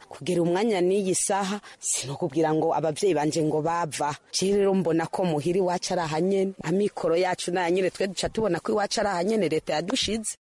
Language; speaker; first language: Rundi; early bilingual, heritage; Rundi